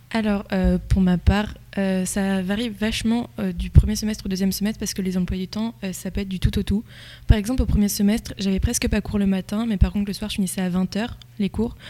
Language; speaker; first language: French; native; French